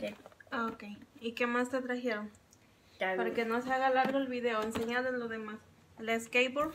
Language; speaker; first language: Spanish; native; Spanish